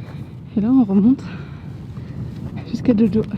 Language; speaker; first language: French; native; French